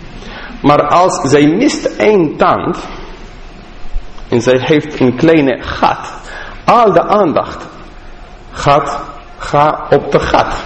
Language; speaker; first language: Dutch; non-native, fluent; English